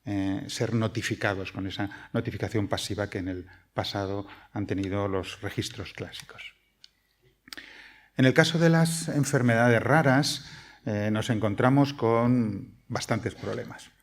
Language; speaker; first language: Spanish; native; Spanish